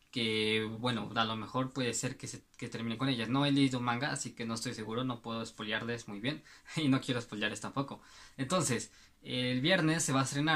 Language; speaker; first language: Spanish; native; Spanish